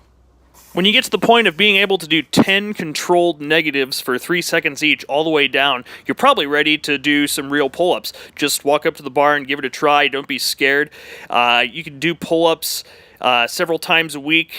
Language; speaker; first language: English; native; English